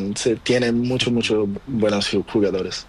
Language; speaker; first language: Spanish; non-native, learner; Portuguese